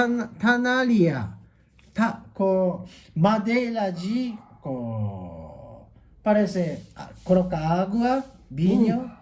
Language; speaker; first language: Portuguese; non-native, learner; Japanese